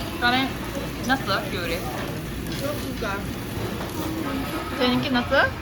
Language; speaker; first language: Turkish; non-native, learner; Japanese